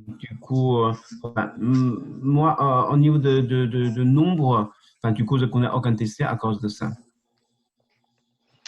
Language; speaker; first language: French; non-native, fluent; Chinese